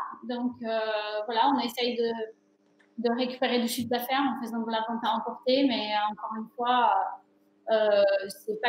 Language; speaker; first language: French; non-native, fluent; Portuguese